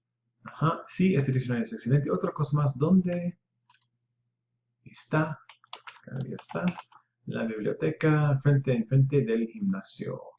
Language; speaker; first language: Spanish; non-native, learner; English